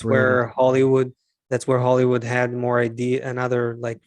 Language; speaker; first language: English; non-native, fluent; Hebrew